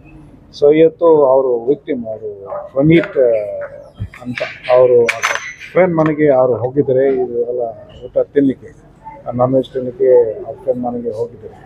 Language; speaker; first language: Kannada; non-native, local second language; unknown